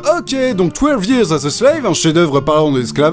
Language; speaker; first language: French; native; French